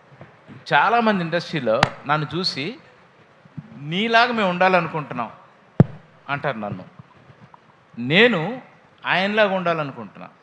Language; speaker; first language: Telugu; native; Telugu